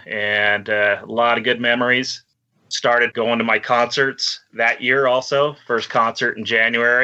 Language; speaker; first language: English; native; English